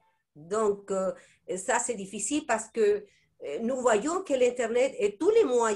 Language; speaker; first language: French; non-native, fluent; Spanish